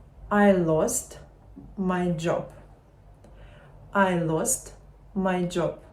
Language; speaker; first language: English; non-native, fluent; Ukrainian